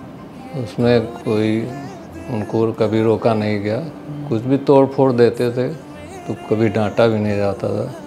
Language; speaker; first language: Hindi; native; Hindi